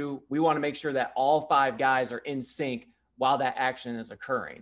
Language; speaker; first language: English; native; English